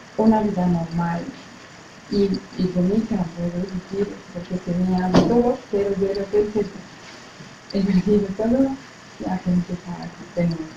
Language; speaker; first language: Spanish; non-native, learner; Arabic